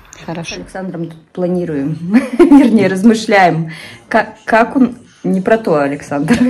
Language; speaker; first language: Russian; native; Russian